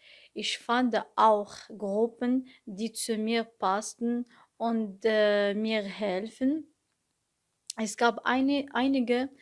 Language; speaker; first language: German; non-native, learner; Arabic